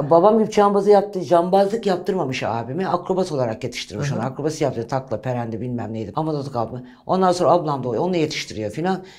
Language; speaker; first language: Turkish; native; Turkish